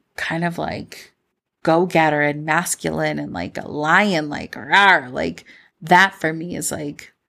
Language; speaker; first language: English; early bilingual, other home language; Spanish